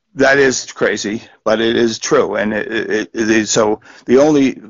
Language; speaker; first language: English; native; English